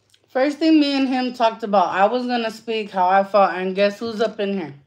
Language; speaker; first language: English; early bilingual, other home language; Spanish